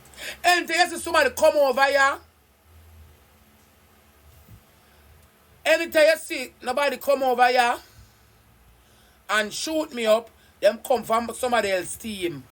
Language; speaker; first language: English; non-native, local second language; Jamaican Creole English